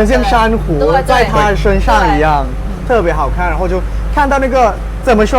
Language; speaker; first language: Chinese; non-native, fluent; Thai